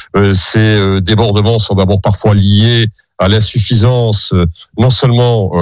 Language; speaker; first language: French; native; French